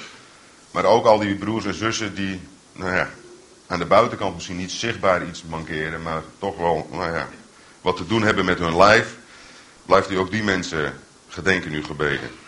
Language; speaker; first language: Dutch; native; Dutch